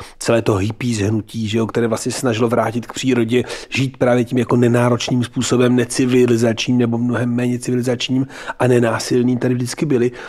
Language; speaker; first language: Czech; early bilingual, heritage; Czech